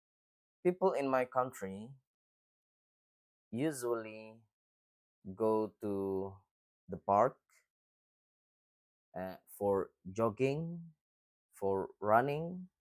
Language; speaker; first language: English; non-native, fluent; Indonesian